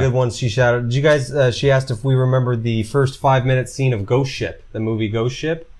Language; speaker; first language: English; native; English